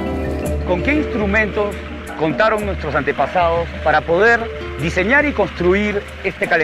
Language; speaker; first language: Spanish; native; Spanish